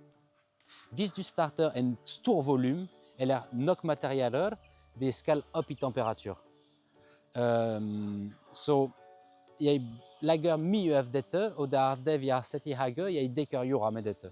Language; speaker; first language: Norwegian; non-native, fluent; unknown